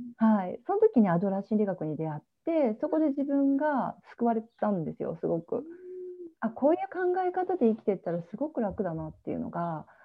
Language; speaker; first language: Japanese; native; Japanese